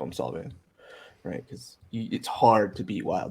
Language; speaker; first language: English; native; English